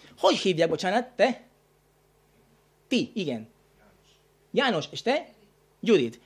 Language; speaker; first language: Hungarian; non-native, learner; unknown